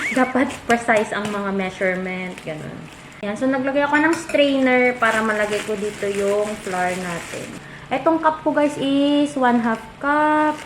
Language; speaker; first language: Filipino; non-native, local second language; Iloko